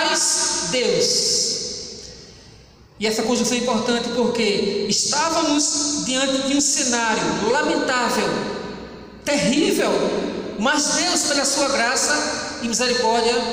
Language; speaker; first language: Portuguese; native; Portuguese